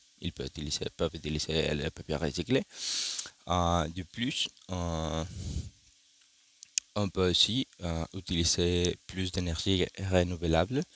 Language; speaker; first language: French; non-native, learner; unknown